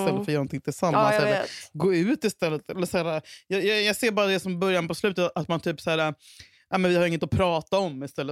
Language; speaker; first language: Swedish; native; Swedish